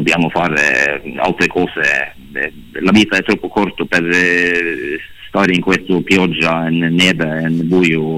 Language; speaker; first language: Italian; non-native, learner; Norwegian